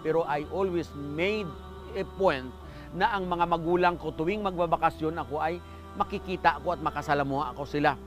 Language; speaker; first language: Filipino; non-native, local second language; Hiligaynon